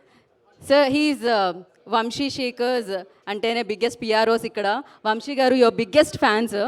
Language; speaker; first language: Telugu; native; Telugu